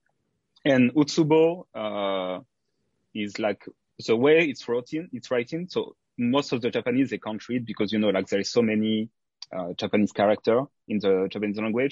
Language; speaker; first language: English; non-native, fluent; French